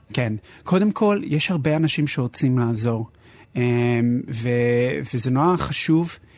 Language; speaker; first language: Hebrew; non-native, fluent; English